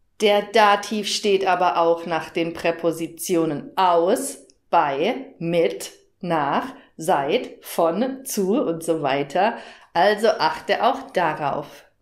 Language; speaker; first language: German; native; German